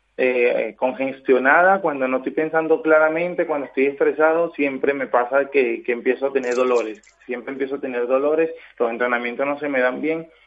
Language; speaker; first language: Spanish; native; Spanish